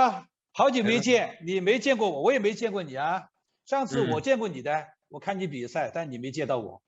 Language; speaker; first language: Chinese; native; Chinese